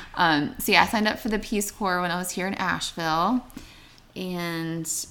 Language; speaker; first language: English; native; English